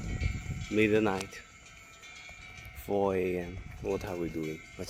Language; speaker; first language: English; non-native, learner; Chinese